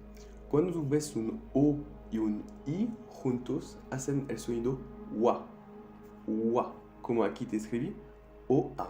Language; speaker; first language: Spanish; non-native, fluent; French